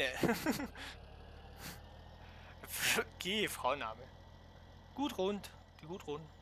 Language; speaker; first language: German; native; German